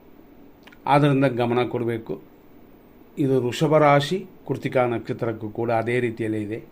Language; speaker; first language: Kannada; native; Kannada